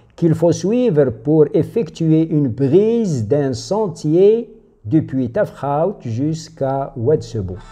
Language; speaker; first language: French; non-native, local second language; Arabic